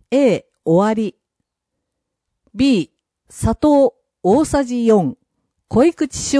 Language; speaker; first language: Japanese; native; Japanese